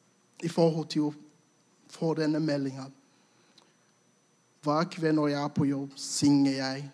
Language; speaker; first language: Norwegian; non-native, fluent; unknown